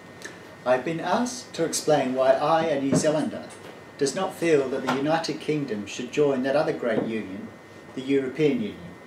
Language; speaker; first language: English; native; English